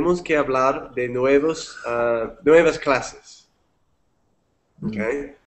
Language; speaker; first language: Spanish; non-native, fluent; English